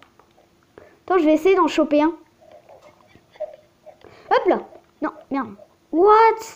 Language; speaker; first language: French; native; French